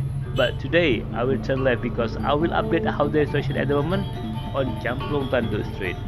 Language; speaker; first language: English; non-native, fluent; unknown